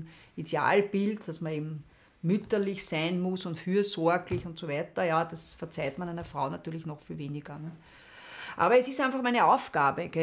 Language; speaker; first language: German; native; German